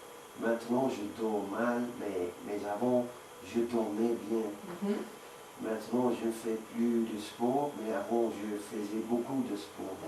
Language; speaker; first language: French; non-native, learner; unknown